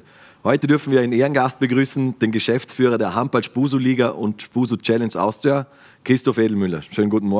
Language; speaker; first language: German; native; German